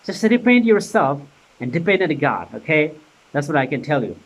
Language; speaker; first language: English; non-native, local second language; Nepali